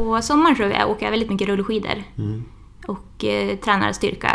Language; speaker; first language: Swedish; native; Swedish